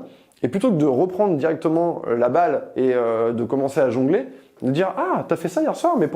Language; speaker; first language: French; native; French